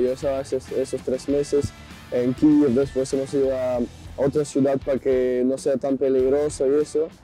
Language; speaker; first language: Spanish; non-native, fluent; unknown